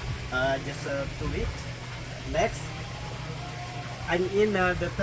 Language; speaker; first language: English; non-native, learner; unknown